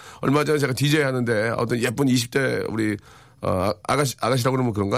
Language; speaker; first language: Korean; native; Korean